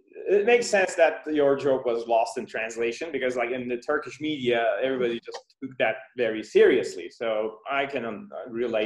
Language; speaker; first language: English; non-native, fluent; Turkish